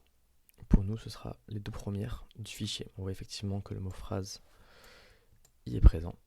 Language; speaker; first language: French; native; French